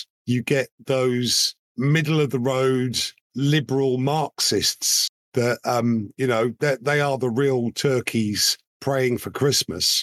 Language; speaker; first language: English; native; English